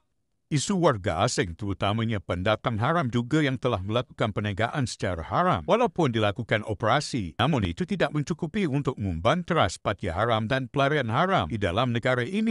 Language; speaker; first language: Malay; native; Malay